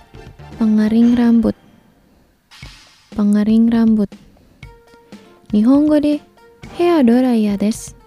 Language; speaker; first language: Japanese; non-native, fluent; Indonesian